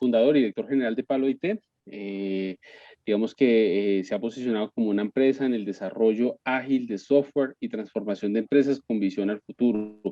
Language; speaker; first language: Spanish; native; Spanish